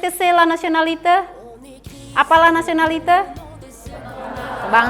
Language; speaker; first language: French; non-native, fluent; Indonesian